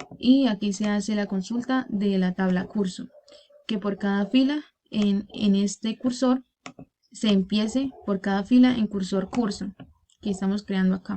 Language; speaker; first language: Spanish; native; Spanish